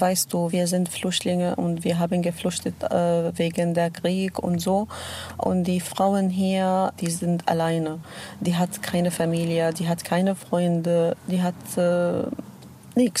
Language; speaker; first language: German; non-native, learner; Arabic